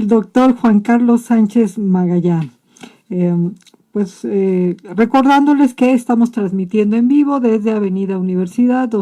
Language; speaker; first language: Spanish; native; Spanish